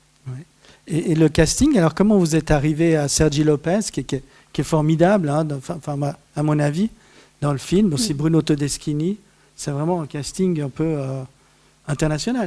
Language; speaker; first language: French; native; French